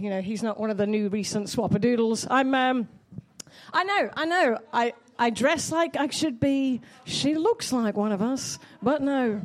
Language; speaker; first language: English; native; English